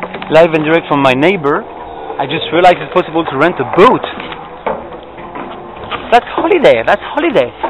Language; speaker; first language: English; non-native, fluent; French